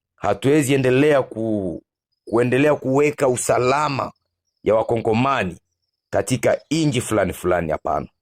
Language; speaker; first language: Swahili; non-native, local second language; Nande